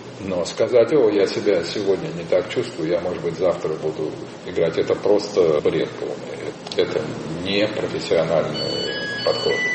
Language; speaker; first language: Russian; native; Russian